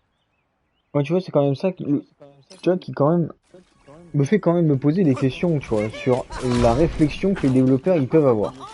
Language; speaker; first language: French; native; French